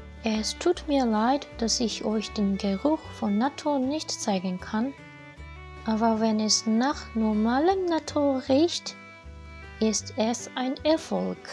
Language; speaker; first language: German; non-native, fluent; Japanese